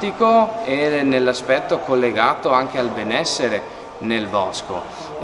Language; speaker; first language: Italian; native; Italian